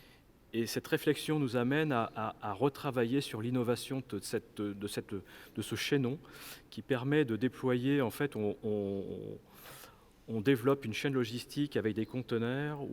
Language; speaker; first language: French; native; French